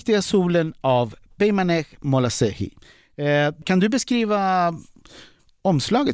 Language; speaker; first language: Swedish; native; Swedish